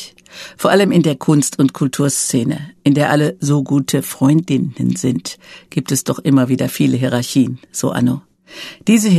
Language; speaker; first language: German; native; German